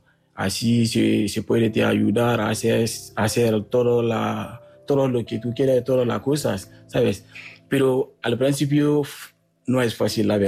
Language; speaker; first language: Spanish; non-native, fluent; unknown